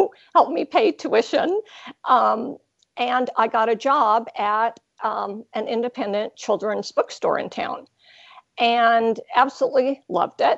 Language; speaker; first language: English; native; English